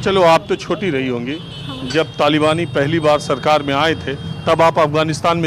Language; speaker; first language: Hindi; native; Hindi